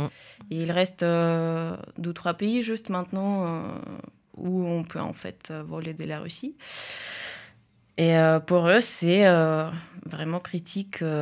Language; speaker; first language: French; non-native, fluent; Russian